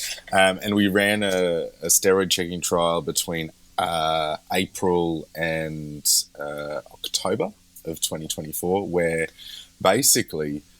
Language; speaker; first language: English; native; English